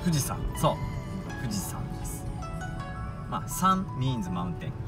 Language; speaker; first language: English; non-native, learner; Japanese